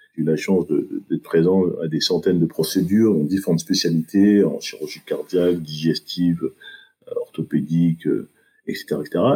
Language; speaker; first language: French; early bilingual, other home language; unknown